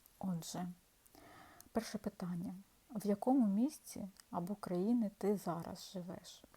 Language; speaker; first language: Ukrainian; non-native, local second language; Russian